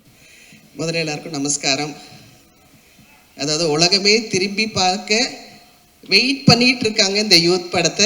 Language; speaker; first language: Tamil; native; Tamil